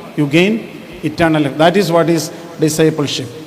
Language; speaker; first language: English; non-native, local second language; Malayalam